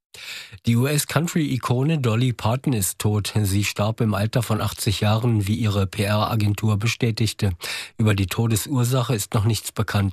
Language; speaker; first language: German; native; German